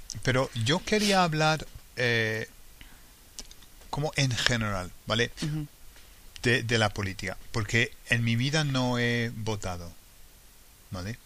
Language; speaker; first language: Spanish; non-native, fluent; English